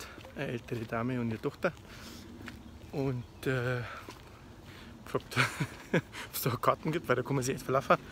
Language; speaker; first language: German; native; German